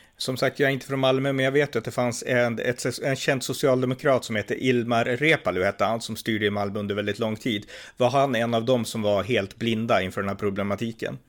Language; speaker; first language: Swedish; native; Swedish